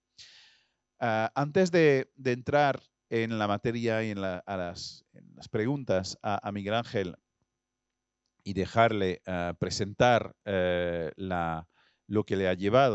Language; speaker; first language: Spanish; non-native, fluent; French